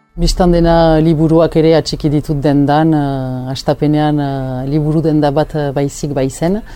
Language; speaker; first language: Basque; native; Basque